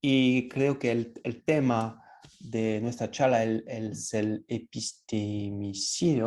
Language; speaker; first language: Spanish; non-native, fluent; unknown